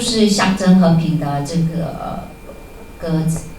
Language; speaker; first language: Chinese; native; Chinese